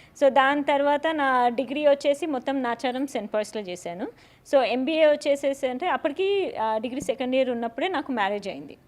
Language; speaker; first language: Telugu; native; Telugu